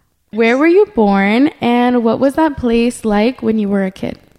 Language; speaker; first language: English; early bilingual, other home language; Spanish